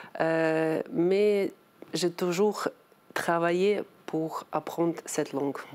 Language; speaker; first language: French; non-native, learner; Ukrainian